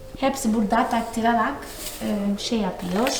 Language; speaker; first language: Turkish; non-native, fluent; Portuguese